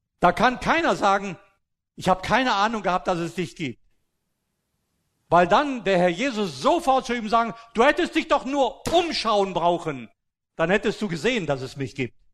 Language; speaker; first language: German; native; German